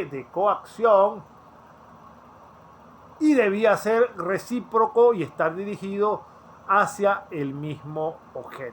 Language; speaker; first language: Spanish; native; Spanish